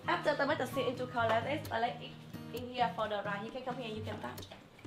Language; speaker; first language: English; non-native, fluent; Vietnamese